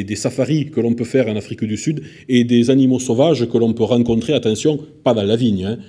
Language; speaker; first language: French; native; French